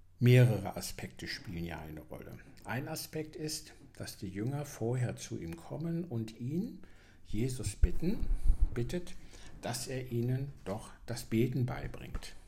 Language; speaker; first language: German; native; German